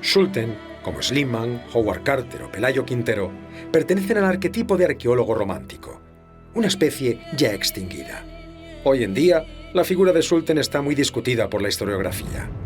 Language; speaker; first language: Spanish; native; Spanish